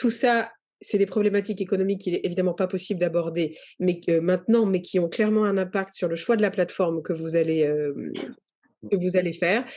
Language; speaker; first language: French; native; French